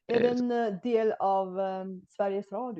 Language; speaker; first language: Swedish; non-native, fluent; Bulgarian